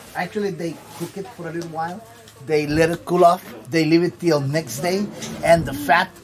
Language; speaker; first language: English; non-native, fluent; Spanish